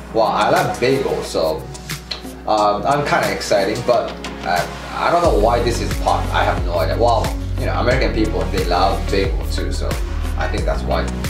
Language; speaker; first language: English; non-native, fluent; Japanese